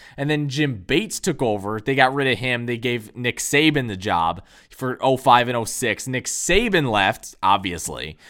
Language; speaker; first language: English; native; English